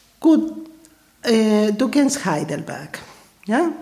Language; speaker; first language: German; non-native, fluent; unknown